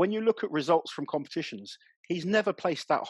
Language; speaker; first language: English; native; English